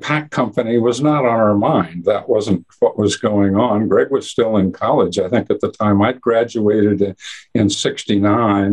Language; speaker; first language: English; native; English